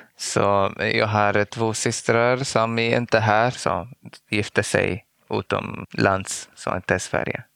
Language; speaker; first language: Swedish; non-native, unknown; Arabic